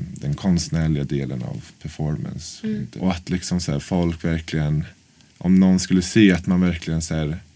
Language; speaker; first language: Swedish; native; Swedish